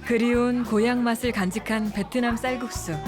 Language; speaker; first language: Korean; native; Korean